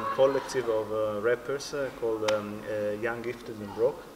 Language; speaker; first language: English; non-native, fluent; Italian